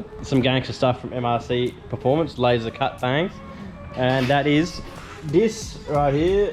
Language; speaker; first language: English; native; English